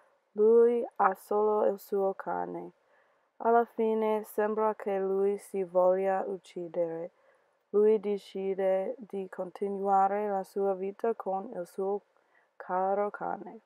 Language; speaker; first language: Italian; non-native, learner; English